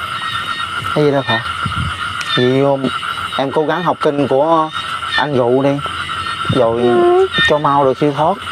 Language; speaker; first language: Vietnamese; native; Vietnamese